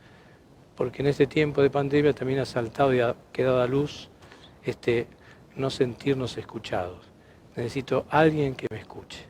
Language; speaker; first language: Spanish; native; Spanish